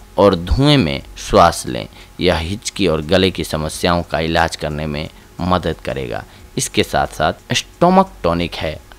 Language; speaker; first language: Hindi; native; Hindi